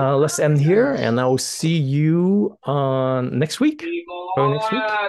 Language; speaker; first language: English; non-native, fluent; Vietnamese